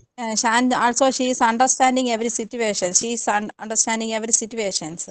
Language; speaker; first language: English; non-native, learner; Malayalam